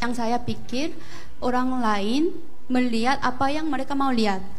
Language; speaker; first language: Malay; non-native, fluent; Korean